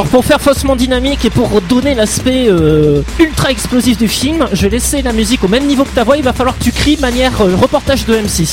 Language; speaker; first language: French; native; French